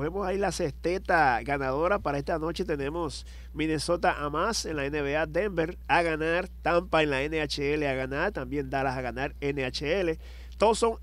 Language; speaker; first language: Spanish; native; Spanish